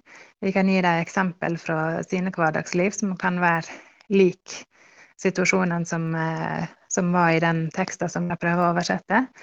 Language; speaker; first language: Norwegian; early bilingual, heritage; Norwegian